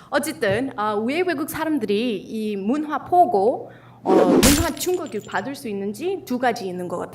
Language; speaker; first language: Korean; non-native, fluent; Spanish